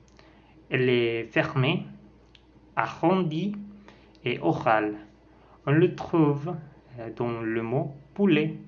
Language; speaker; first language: French; non-native, learner; Spanish